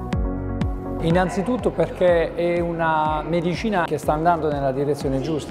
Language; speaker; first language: Italian; native; Italian